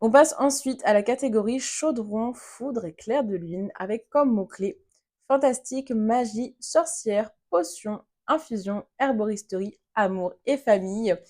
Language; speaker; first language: French; native; French